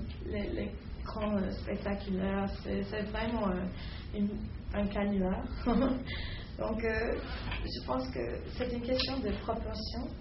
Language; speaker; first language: French; non-native, fluent; English